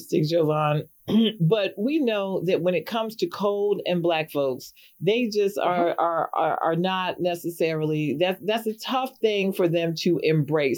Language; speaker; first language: English; native; English